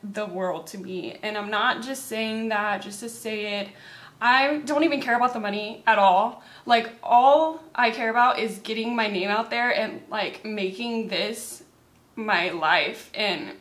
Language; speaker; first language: English; native; English